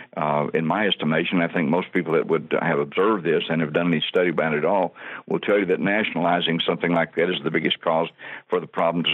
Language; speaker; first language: English; native; English